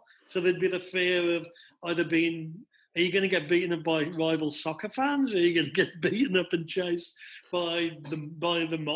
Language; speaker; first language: English; native; English